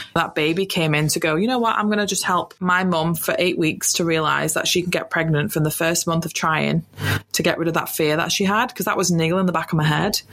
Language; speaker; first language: English; native; English